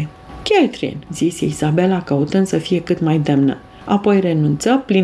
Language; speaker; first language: Romanian; native; Romanian